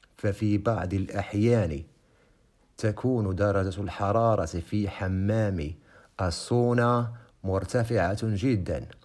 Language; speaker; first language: Arabic; non-native, fluent; Indonesian